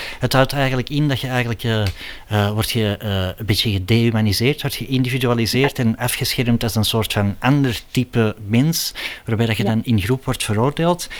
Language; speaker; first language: Dutch; native; Dutch